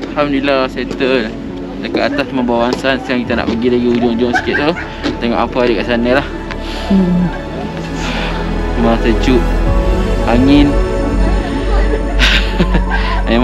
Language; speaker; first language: Malay; native; Malay